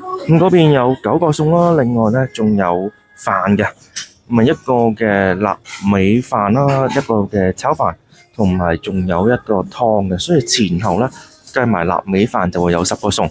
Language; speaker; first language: Cantonese; native; Cantonese